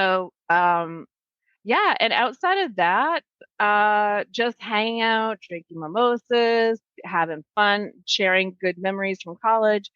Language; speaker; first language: English; native; English